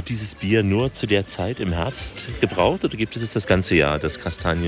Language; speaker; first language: German; native; German